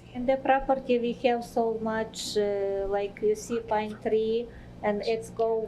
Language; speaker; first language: English; non-native, learner; Ukrainian